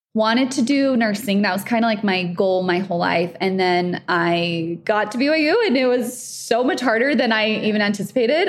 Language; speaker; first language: English; native; English